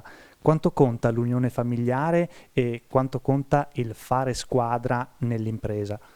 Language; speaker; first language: Italian; native; Italian